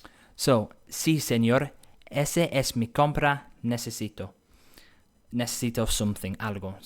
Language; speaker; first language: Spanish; non-native, learner; English